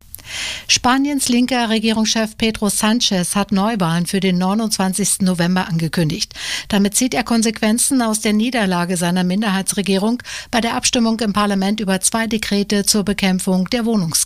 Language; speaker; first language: German; native; German